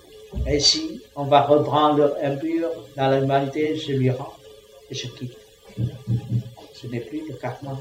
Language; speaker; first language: French; non-native, learner; Vietnamese